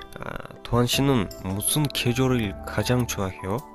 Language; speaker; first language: Korean; non-native, fluent; Kyrgyz